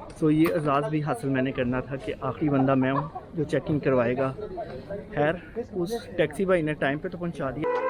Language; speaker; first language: Urdu; non-native, local second language; Punjabi